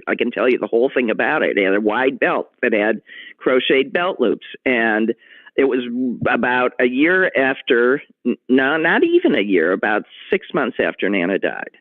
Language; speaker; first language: English; native; English